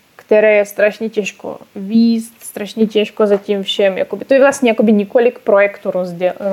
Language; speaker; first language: Czech; non-native, fluent; Russian